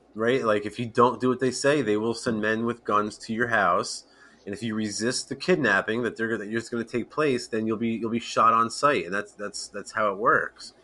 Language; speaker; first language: English; native; English